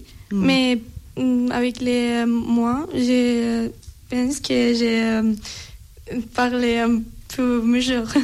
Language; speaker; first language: French; non-native, learner; Spanish